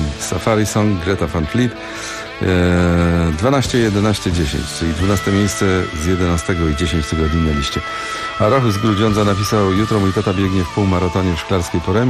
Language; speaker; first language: Polish; native; Polish